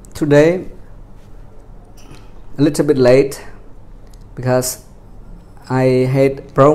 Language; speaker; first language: English; non-native, fluent; Khmer